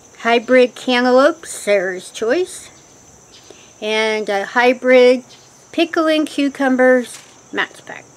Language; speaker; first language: English; native; English